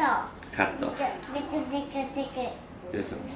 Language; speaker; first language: Chinese; non-native, local second language; Min Nan Chinese